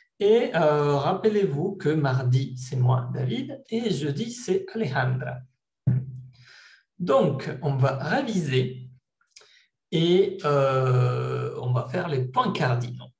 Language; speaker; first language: French; non-native, fluent; Spanish